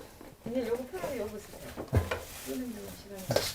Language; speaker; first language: Korean; native; Korean